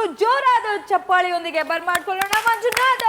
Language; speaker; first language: Kannada; native; Kannada